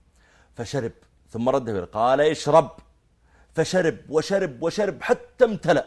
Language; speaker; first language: Arabic; native; Arabic